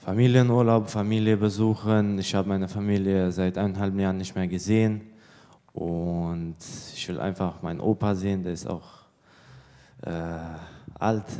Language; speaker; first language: German; early bilingual, other home language; Bosnian